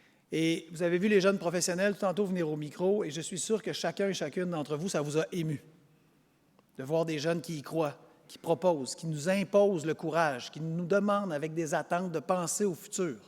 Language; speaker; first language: French; native; French